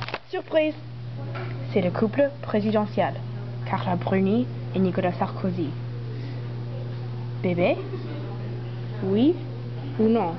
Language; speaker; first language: French; non-native, learner; English